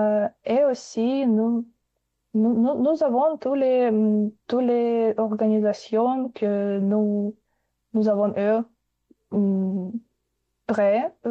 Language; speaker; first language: French; non-native, fluent; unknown